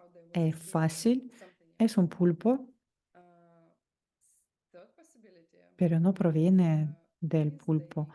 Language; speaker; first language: Spanish; non-native, fluent; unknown